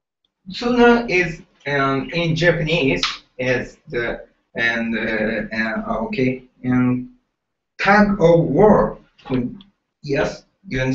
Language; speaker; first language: English; non-native, learner; Japanese